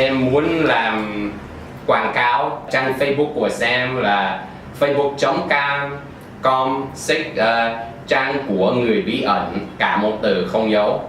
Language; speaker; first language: Vietnamese; non-native, fluent; English